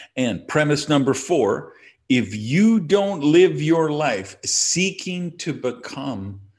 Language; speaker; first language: English; native; English